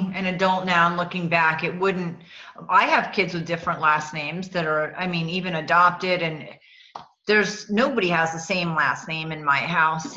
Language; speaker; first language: English; native; English